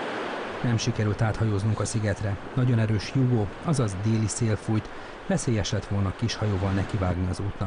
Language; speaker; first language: Hungarian; native; Hungarian